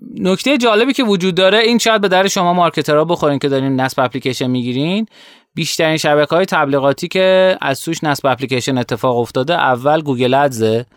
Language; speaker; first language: Persian; native; Persian